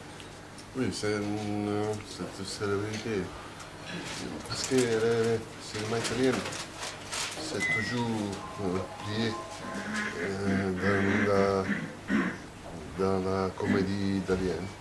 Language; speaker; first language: French; non-native, fluent; Italian